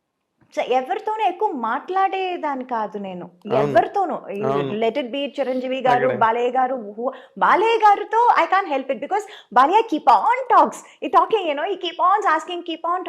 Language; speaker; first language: Telugu; non-native, local second language; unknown